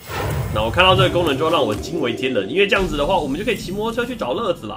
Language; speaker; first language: Chinese; native; Chinese